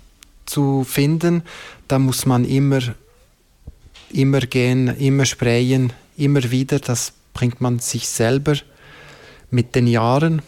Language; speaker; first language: German; non-native, local second language; French